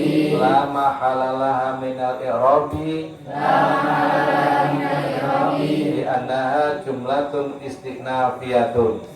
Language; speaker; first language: Arabic; non-native, fluent; Javanese